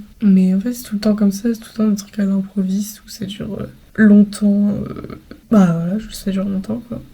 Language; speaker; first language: French; native; French